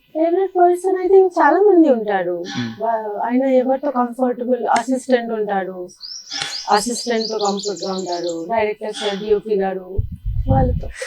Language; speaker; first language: Telugu; non-native, fluent; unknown